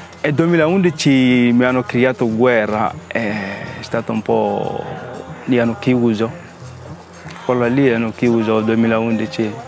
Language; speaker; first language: Italian; non-native, learner; Bambara